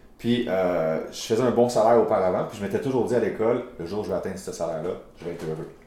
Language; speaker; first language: French; native; French